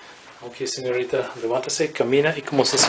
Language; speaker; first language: Spanish; non-native, learner; English